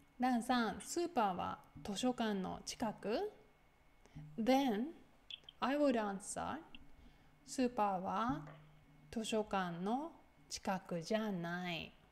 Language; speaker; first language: Japanese; native; Japanese